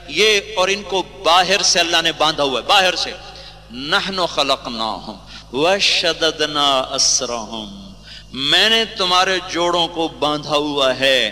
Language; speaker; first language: Urdu; non-native, local second language; Punjabi